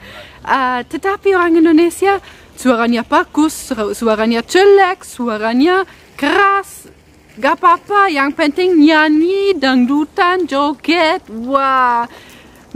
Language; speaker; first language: Indonesian; non-native, fluent; German